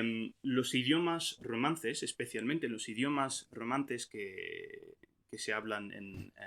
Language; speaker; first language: Spanish; non-native, fluent; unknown